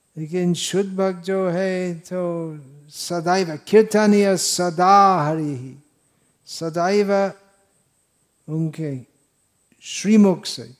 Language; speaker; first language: Hindi; non-native, fluent; English